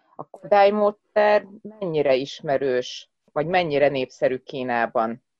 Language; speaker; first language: Hungarian; native; Hungarian